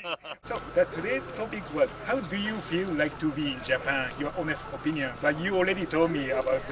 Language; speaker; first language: English; non-native, fluent; Japanese